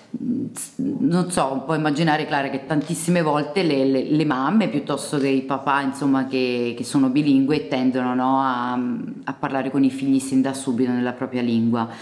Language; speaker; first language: Italian; early bilingual, other home language; Serbian